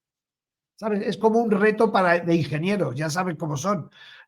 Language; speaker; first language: Spanish; native; Spanish